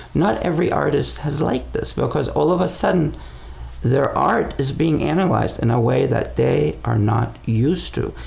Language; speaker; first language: English; non-native, fluent; Spanish